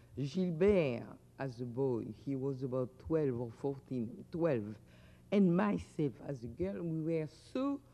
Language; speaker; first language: English; non-native, fluent; French